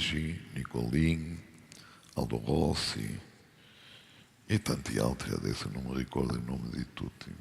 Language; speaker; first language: Italian; non-native, fluent; Portuguese